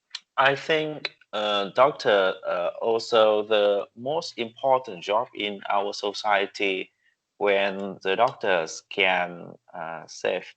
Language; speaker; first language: English; non-native, learner; Vietnamese